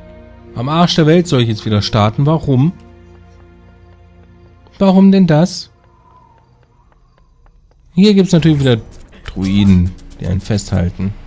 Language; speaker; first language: German; native; German